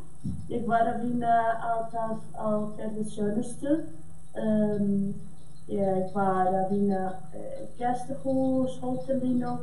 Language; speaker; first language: Icelandic; non-native, learner; Portuguese